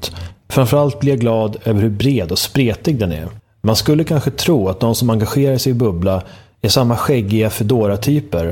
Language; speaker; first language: Swedish; native; Swedish